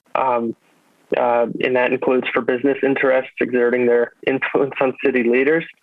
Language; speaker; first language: English; native; English